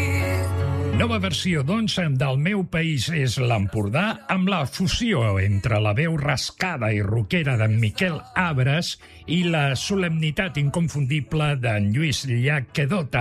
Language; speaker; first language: Catalan; native; Catalan